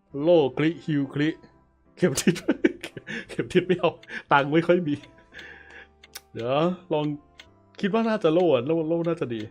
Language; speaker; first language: Thai; native; Thai